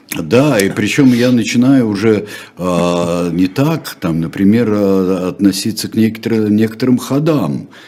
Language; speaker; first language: Russian; native; Russian